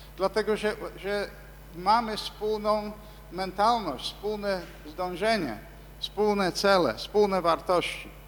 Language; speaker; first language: Polish; non-native, fluent; English